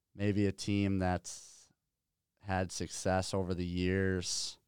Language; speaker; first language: English; native; English